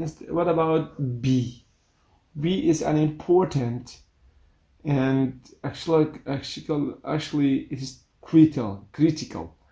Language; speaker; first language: English; non-native, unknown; Central Kurdish